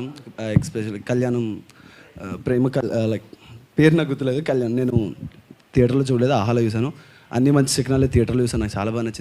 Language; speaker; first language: Telugu; native; Telugu